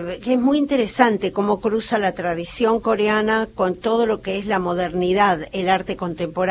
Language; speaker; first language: Spanish; native; Spanish